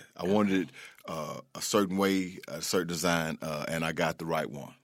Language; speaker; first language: English; native; English